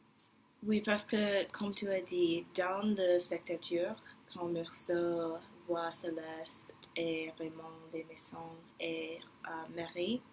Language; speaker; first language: French; non-native, learner; English